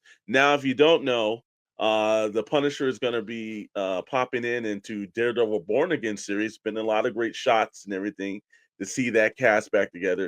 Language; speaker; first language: English; native; English